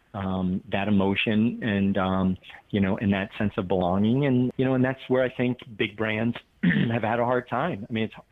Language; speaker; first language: English; native; English